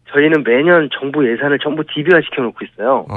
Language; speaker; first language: Korean; native; Korean